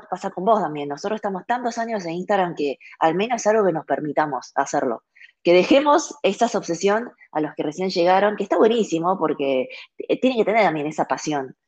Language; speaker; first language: Spanish; early bilingual, other home language; Chinese